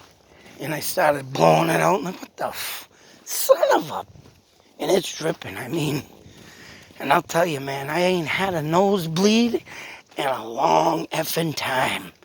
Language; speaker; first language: English; native; English